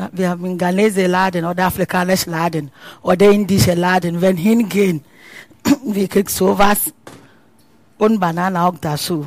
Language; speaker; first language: German; non-native, learner; Akan